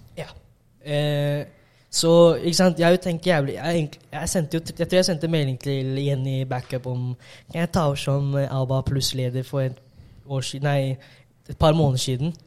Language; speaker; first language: Norwegian; early bilingual, other home language; Tamil